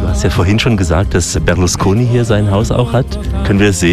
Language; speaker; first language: German; native; German